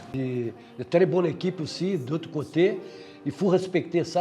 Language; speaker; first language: French; non-native, fluent; Portuguese